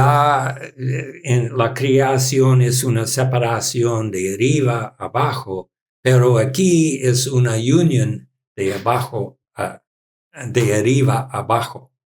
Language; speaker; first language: Spanish; non-native, learner; English